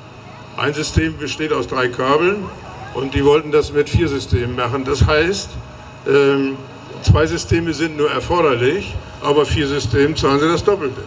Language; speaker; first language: German; native; German